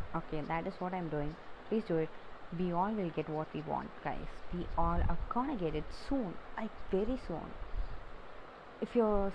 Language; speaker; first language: English; non-native, local second language; Tamil